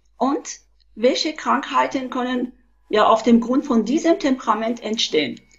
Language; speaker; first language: German; non-native, fluent; Persian